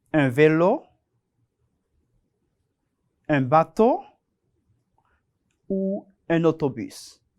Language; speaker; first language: French; non-native, fluent; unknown